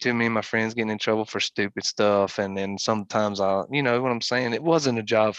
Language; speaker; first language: English; native; English